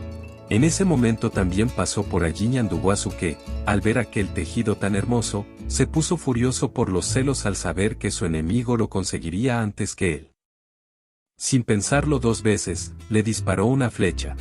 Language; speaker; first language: Spanish; native; Spanish